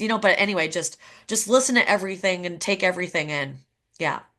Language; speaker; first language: English; native; English